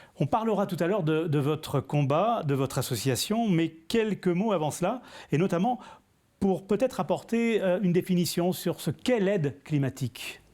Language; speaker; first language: French; native; French